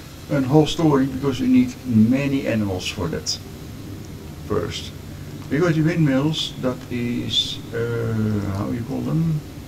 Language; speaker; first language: English; non-native, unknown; Dutch